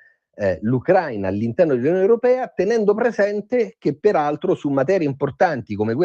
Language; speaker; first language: Italian; native; Italian